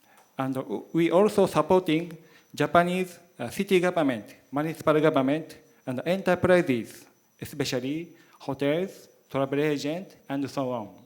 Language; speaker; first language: English; non-native, learner; Japanese